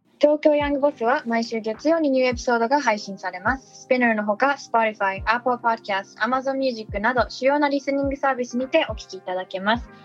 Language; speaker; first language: Japanese; native; Japanese